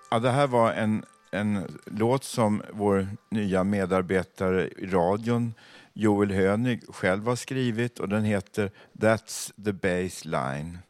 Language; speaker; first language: Swedish; native; Swedish